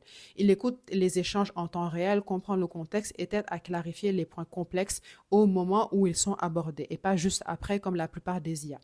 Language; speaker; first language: French; native; French